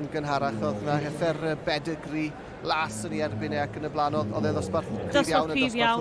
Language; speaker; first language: Welsh; native; Welsh